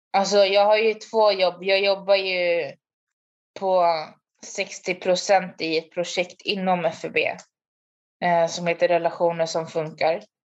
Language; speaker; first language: Swedish; native; Swedish